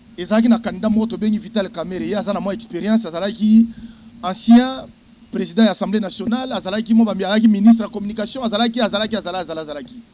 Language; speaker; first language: Lingala; native; Lingala